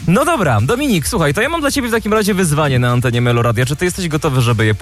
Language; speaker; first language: Polish; native; Polish